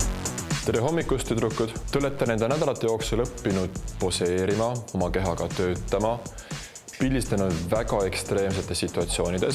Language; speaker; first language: Estonian; native; Estonian